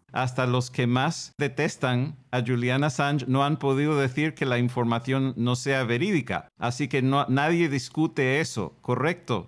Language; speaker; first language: Spanish; non-native, fluent; English